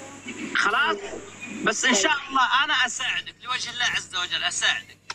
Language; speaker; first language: Arabic; native; Arabic